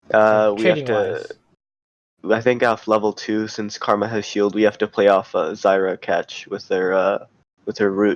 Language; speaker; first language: English; native; English